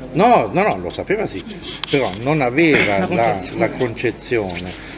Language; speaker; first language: Italian; non-native, fluent; German